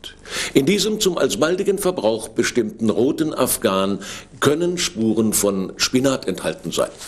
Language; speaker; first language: German; native; German